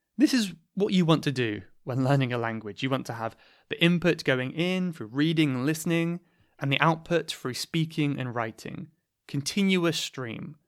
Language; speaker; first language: English; native; English